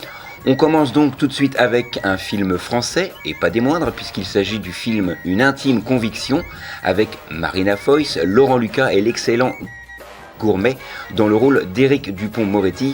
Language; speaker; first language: French; native; French